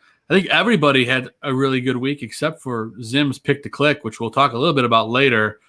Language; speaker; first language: English; native; English